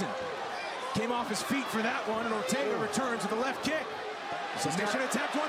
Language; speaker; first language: English; native; English